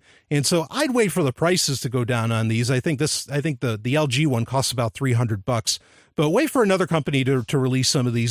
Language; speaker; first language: English; native; English